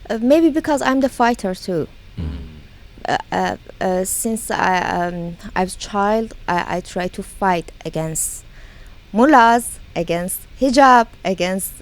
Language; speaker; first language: English; non-native, learner; Persian